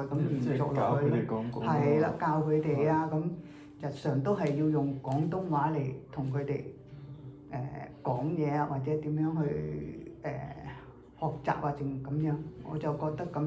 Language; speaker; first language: Cantonese; native; Cantonese